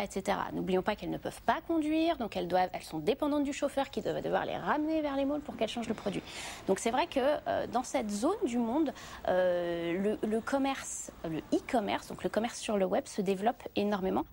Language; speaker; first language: French; native; French